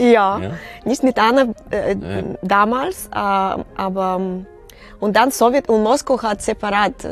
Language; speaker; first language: German; non-native, fluent; Russian